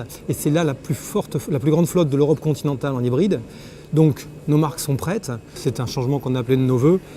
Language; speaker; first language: French; native; French